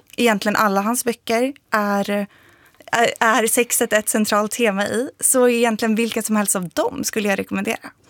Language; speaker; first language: Swedish; native; Swedish